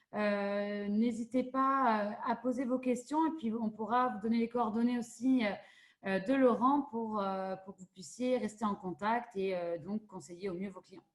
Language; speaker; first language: French; native; French